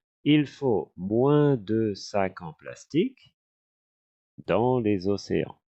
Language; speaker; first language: French; non-native, fluent; English